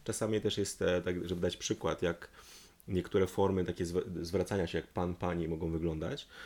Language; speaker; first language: Polish; native; Polish